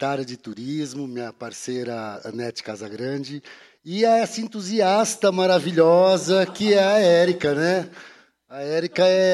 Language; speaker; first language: Portuguese; native; Portuguese